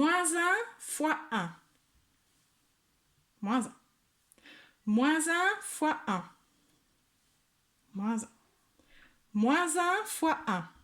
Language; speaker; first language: French; native; French